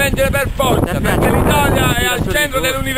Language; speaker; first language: Italian; native; Italian